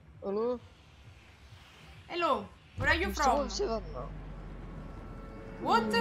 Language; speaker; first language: English; non-native, learner; Italian